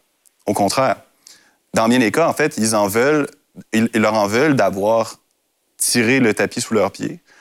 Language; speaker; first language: French; native; French